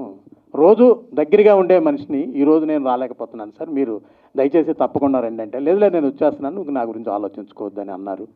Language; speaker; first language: Telugu; native; Telugu